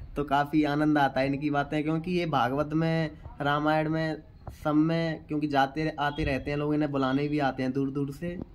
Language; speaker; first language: Hindi; native; Hindi